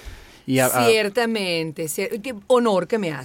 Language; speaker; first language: Spanish; native; Spanish